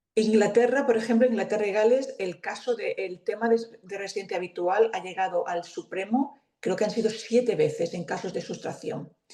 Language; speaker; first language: Spanish; native; Spanish